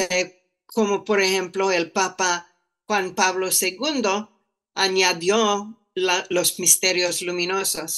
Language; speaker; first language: Spanish; non-native, fluent; English